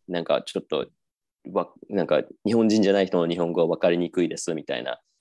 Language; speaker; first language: Japanese; native; Japanese